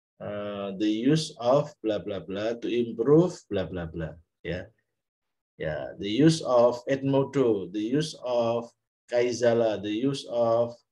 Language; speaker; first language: English; non-native, fluent; Indonesian